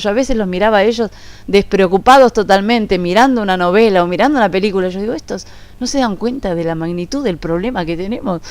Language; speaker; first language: Spanish; native; Spanish